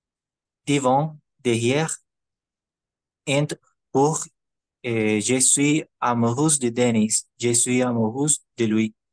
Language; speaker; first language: French; non-native, learner; Spanish